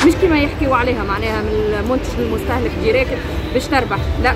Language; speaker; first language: Arabic; native; Arabic